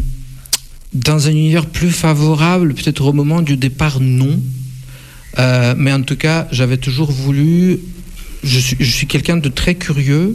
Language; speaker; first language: French; non-native, fluent; Russian